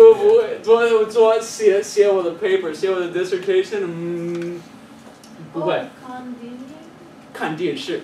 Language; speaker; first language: Chinese; non-native, fluent; English